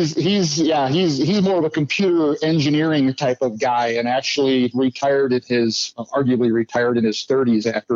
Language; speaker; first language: English; native; English